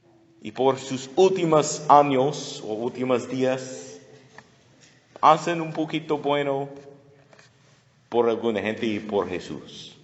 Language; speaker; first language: Spanish; non-native, learner; English